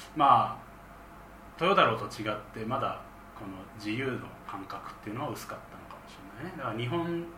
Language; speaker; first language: Japanese; native; Japanese